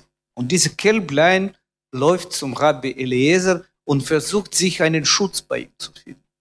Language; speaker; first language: German; non-native, fluent; Russian